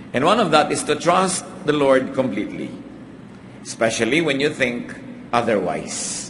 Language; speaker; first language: English; non-native, local second language; Filipino